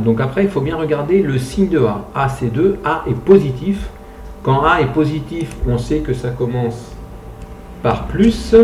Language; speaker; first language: French; native; French